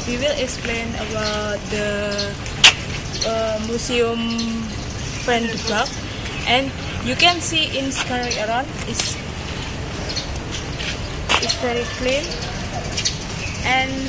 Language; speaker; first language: English; non-native, learner; Indonesian